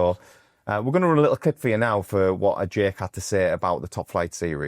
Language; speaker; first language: English; native; English